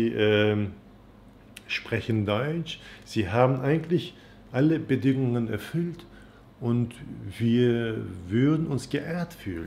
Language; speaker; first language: German; non-native, fluent; Turkish